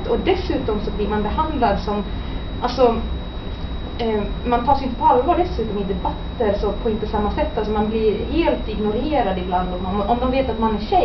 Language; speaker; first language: Swedish; native; Swedish